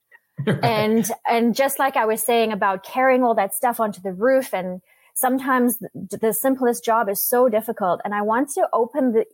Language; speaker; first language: English; native; English